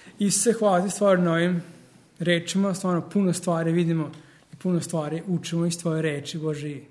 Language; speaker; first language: Serbian; early bilingual, heritage; Serbian